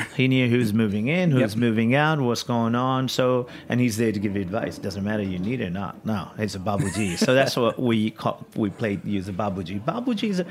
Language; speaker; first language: English; non-native, local second language; Punjabi